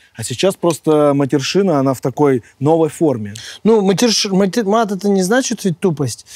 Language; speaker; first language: Russian; native; Russian